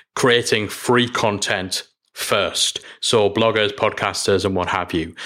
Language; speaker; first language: English; native; English